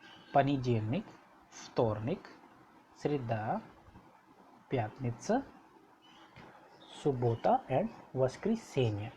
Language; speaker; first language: Russian; non-native, fluent; Hindi